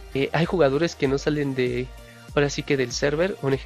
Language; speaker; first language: Spanish; native; Spanish